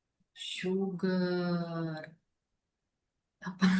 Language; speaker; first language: Japanese; non-native, learner; Indonesian